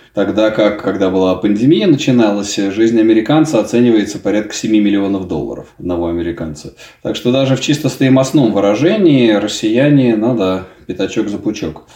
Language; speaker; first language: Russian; native; Russian